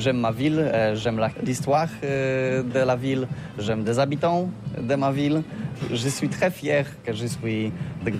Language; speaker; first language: French; non-native, learner; Polish